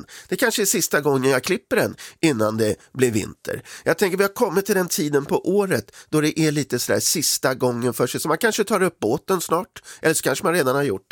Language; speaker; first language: Swedish; native; Swedish